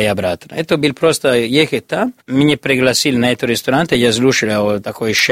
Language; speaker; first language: Russian; non-native, learner; Italian